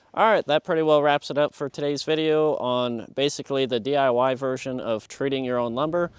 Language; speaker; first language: English; native; English